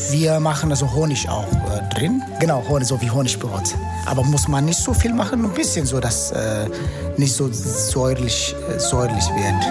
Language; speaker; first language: German; non-native, fluent; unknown